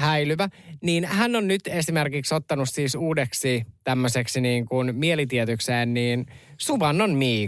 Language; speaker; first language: Finnish; native; Finnish